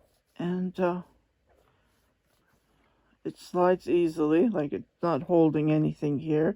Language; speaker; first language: English; non-native, fluent; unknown